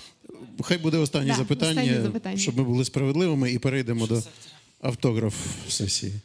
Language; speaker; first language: Ukrainian; native; Ukrainian